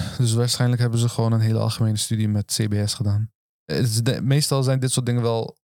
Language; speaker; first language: Dutch; early bilingual, other home language; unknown